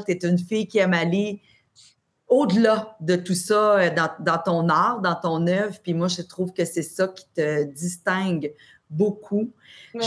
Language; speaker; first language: French; native; French